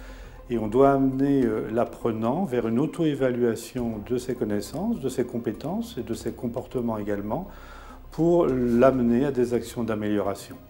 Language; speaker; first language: French; native; French